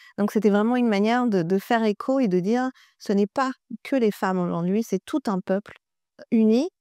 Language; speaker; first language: French; early bilingual, other home language; Persian